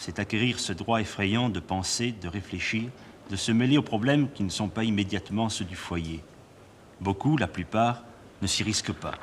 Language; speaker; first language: French; native; French